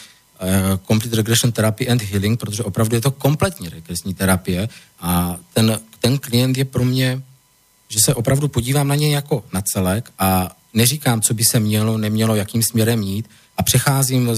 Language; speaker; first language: Czech; native; Czech